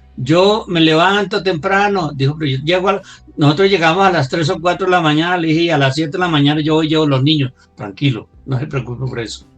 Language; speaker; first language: Spanish; native; Spanish